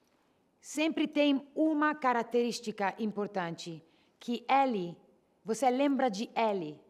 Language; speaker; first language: Portuguese; non-native, learner; Italian